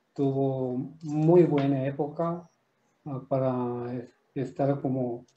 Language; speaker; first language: Spanish; non-native, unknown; Japanese